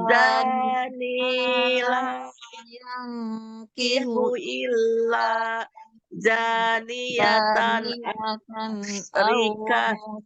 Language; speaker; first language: Arabic; non-native, learner; Indonesian